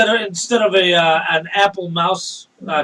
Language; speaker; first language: English; native; English